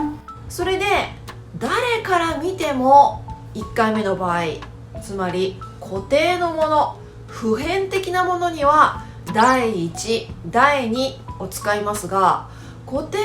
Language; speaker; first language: Japanese; native; Japanese